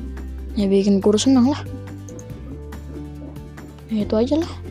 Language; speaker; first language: Indonesian; native; Indonesian